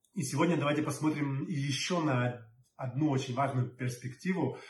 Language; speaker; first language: Russian; native; Russian